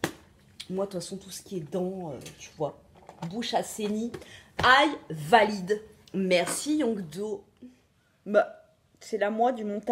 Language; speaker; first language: French; native; French